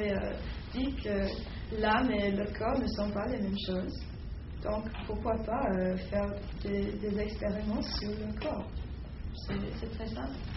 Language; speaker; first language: French; non-native, learner; English